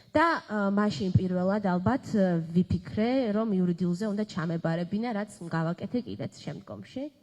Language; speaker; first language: Georgian; native; Georgian